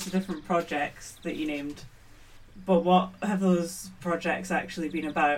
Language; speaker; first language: English; native; English